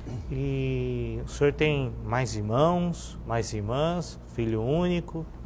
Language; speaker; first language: Portuguese; native; Portuguese